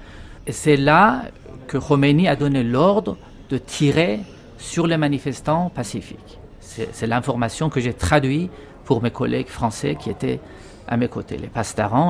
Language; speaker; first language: French; non-native, fluent; Persian